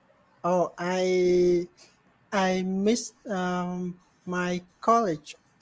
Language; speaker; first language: English; non-native, learner; Vietnamese